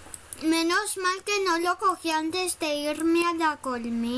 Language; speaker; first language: Spanish; native; Spanish